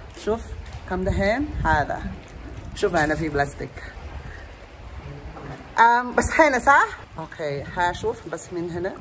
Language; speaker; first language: Arabic; non-native, learner; Filipino